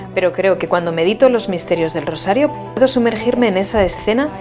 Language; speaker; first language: Spanish; non-native, fluent; German